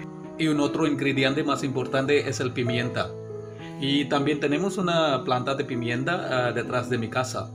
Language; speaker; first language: Spanish; non-native, learner; Malayalam